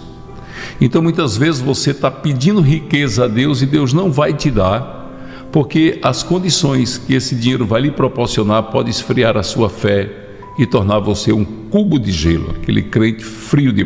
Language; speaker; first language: Portuguese; native; Portuguese